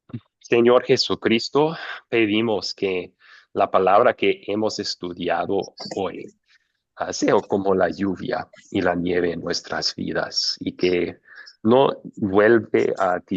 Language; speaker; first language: Spanish; non-native, fluent; English